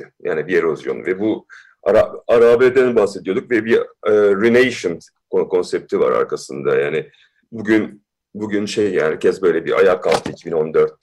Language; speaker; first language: Turkish; early bilingual, heritage; Turkish